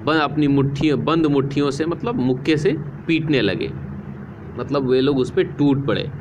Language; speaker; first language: Hindi; native; Hindi